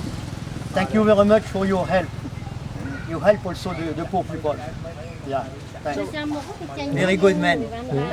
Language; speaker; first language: English; non-native, learner; French